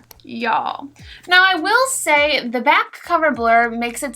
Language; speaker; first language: English; native; English